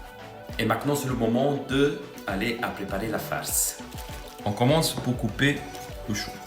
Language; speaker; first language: French; non-native, fluent; Italian